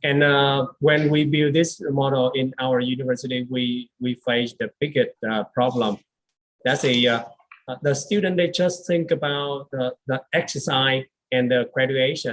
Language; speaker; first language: English; non-native, learner; Vietnamese